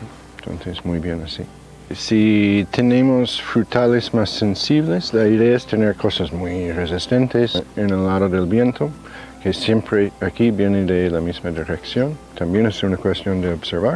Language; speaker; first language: Spanish; non-native, fluent; English